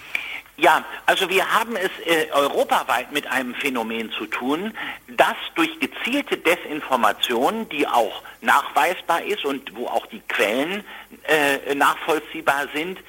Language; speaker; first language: German; native; German